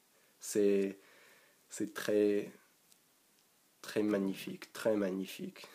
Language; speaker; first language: French; non-native, learner; English